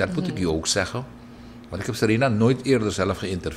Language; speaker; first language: Dutch; native; Dutch